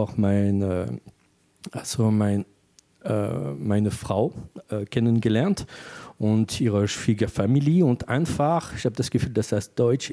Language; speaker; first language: German; non-native, fluent; French